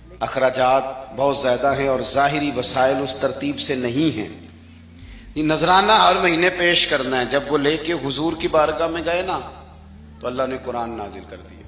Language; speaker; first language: Urdu; non-native, local second language; Punjabi